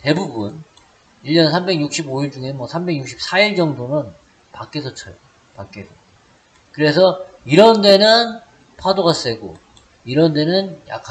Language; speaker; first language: Korean; native; Korean